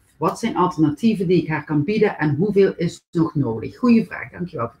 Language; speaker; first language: Dutch; native; Dutch